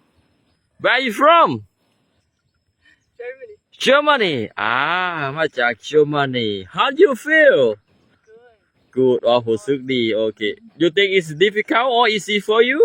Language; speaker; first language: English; non-native, learner; Lao